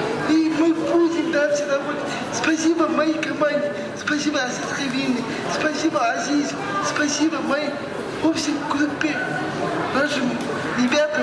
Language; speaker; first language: Russian; non-native, local second language; Kazakh